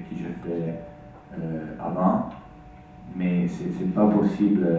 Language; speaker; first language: French; non-native, fluent; Italian